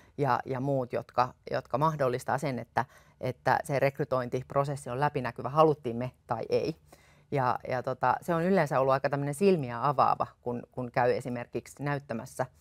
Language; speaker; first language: Finnish; native; Finnish